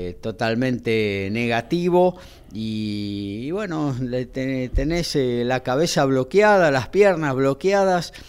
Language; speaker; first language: Spanish; native; Spanish